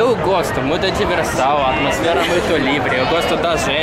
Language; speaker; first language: Portuguese; non-native, learner; Russian